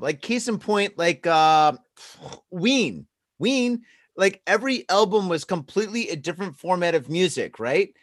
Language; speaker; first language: English; native; English